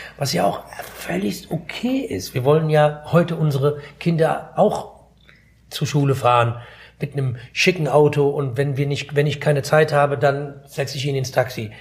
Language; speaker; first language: German; early bilingual, other home language; Arabic